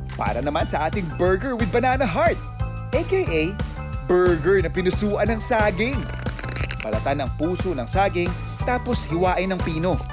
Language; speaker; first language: Filipino; native; Filipino